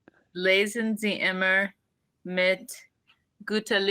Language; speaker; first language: German; non-native, learner; English